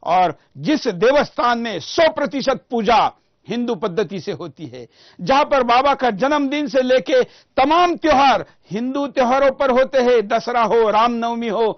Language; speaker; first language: Hindi; non-native, local second language; Marathi